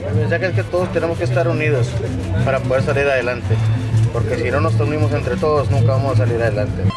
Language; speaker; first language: Spanish; native; Spanish